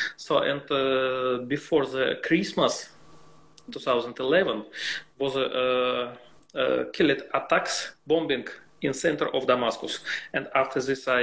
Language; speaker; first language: English; non-native, learner; Russian